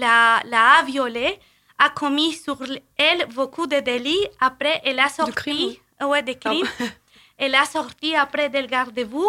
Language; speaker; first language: French; non-native, fluent; Spanish